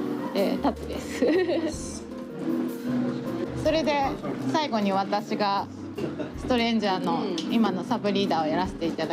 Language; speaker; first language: Japanese; native; Japanese